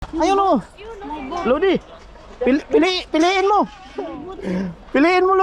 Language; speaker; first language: Filipino; native; Filipino